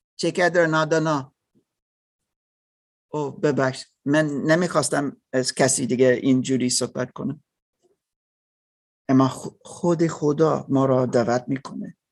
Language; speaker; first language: Persian; non-native, learner; German